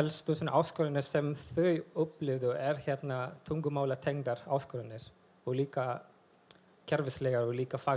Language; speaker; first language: Icelandic; non-native, fluent; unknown